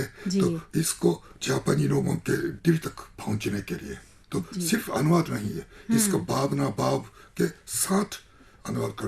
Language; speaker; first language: Hindi; non-native, fluent; Japanese